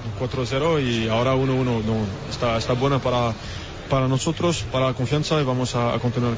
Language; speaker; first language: Spanish; non-native, learner; French